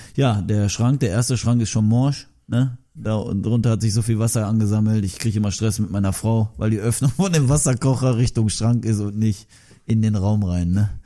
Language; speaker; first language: German; early bilingual, other home language; Turkish